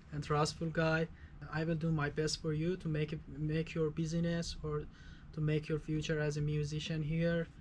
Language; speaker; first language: English; non-native, fluent; Persian